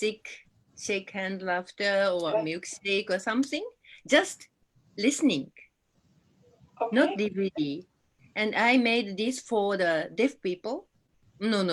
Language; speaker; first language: English; non-native, learner; Japanese